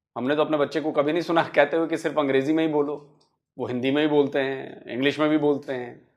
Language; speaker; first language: Hindi; native; Hindi